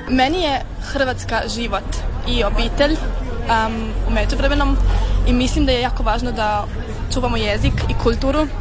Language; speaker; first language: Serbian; early bilingual, heritage; Serbian